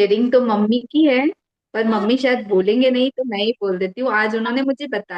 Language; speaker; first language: Hindi; native; Hindi